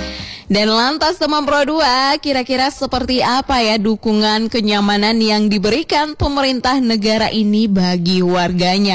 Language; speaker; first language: Indonesian; native; Indonesian